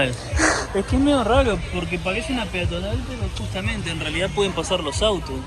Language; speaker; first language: Spanish; native; Spanish